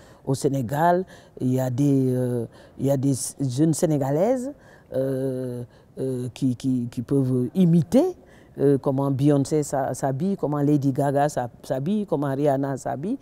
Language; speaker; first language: French; non-native, local second language; Wolof